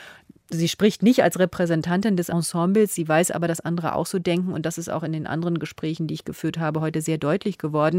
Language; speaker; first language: German; native; German